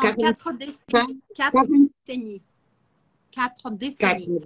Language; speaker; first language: French; non-native, fluent; Portuguese